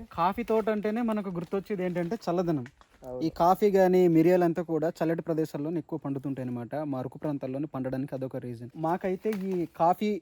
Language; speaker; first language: Telugu; non-native, local second language; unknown